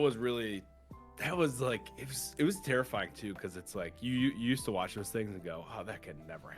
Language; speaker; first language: English; native; English